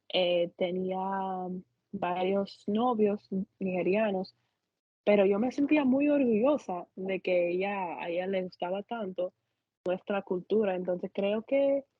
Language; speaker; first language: Spanish; non-native, fluent; English